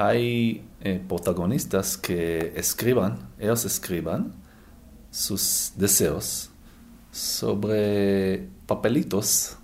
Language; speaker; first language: Spanish; non-native, learner; Hebrew